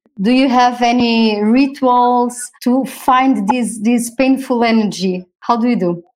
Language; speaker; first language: English; non-native, fluent; Portuguese